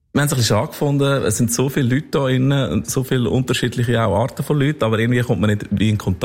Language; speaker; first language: German; native; German